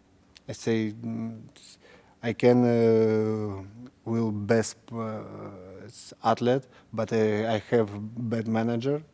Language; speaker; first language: English; non-native, learner; Russian